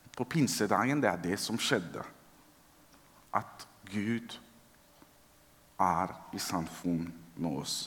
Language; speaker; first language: Norwegian; non-native, fluent; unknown